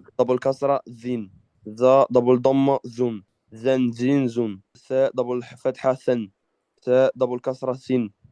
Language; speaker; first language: Arabic; non-native, learner; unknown